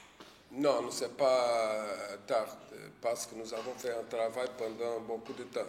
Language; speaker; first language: French; non-native, fluent; Portuguese